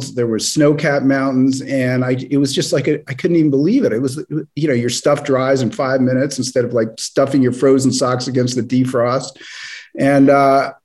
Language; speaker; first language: English; native; English